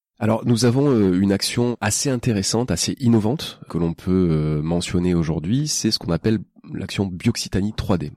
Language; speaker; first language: French; native; French